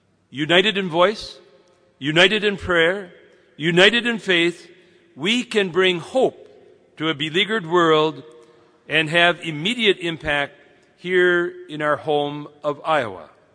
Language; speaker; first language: English; native; English